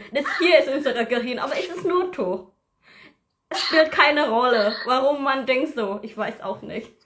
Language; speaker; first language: German; non-native, learner; Indonesian